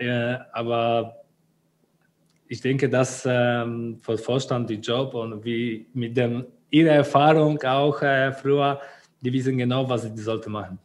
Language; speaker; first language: German; non-native, fluent; Polish